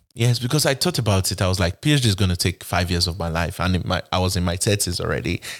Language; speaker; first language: English; non-native, local second language; Bini